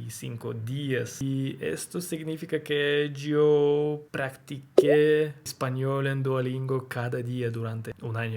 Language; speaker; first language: Spanish; non-native, learner; Russian